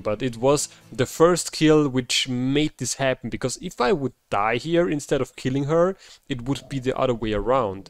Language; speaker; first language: English; non-native, fluent; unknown